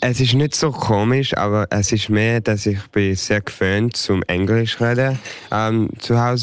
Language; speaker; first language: German; early bilingual, heritage; English